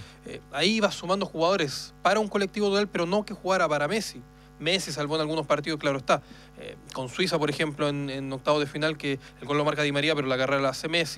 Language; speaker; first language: Spanish; native; Spanish